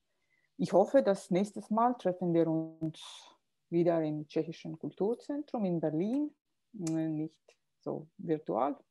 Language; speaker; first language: German; non-native, fluent; Estonian